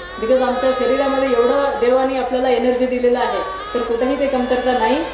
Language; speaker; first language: Marathi; non-native, fluent; Kannada